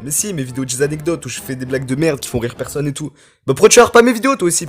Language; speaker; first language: French; native; French